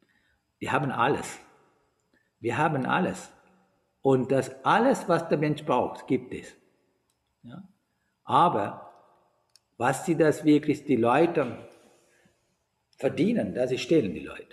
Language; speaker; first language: German; non-native, fluent; Sinhala